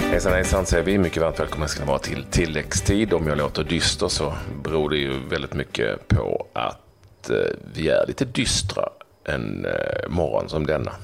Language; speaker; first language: Swedish; native; Swedish